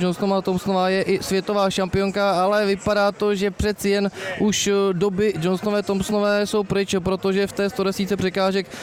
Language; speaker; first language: Czech; native; Czech